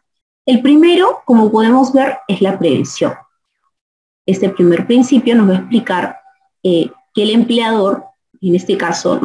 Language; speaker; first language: Spanish; native; Spanish